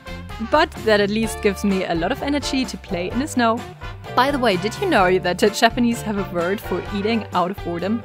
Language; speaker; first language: English; non-native, fluent; German